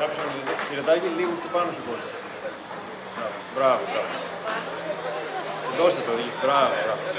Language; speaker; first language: Greek; native; Greek